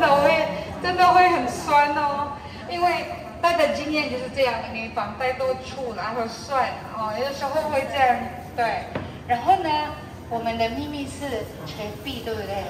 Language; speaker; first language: Chinese; non-native, learner; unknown